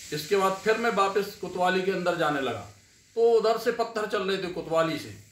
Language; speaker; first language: Hindi; native; Hindi